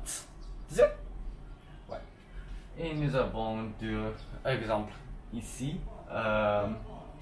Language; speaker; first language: French; non-native, learner; Chinese